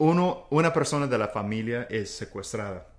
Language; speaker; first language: Spanish; non-native, fluent; English